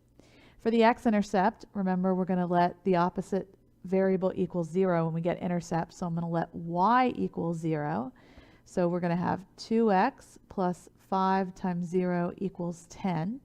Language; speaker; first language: English; native; English